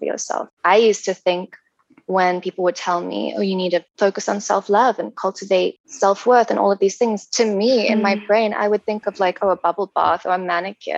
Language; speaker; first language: English; native; English